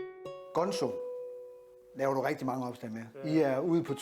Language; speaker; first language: Danish; native; Danish